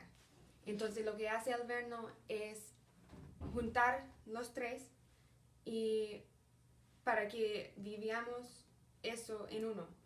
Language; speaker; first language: Spanish; early bilingual, heritage; Spanish